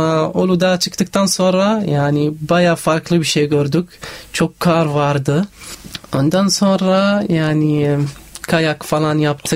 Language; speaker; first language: Turkish; non-native, learner; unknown